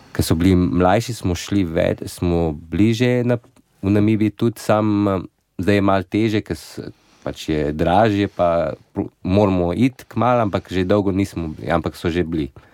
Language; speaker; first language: Slovenian; non-native, fluent; Portuguese